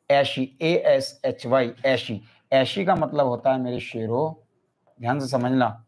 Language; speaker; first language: Hindi; native; Hindi